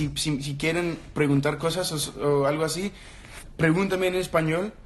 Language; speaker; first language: Spanish; non-native, learner; English